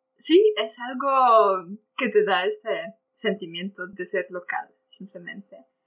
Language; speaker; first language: Spanish; non-native, fluent; Polish